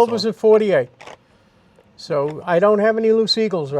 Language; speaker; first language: English; native; English